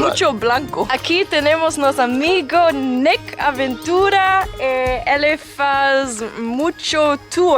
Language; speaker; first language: Spanish; non-native, learner; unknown